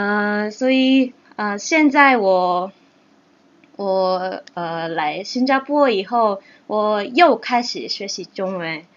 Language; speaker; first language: Chinese; non-native, learner; Japanese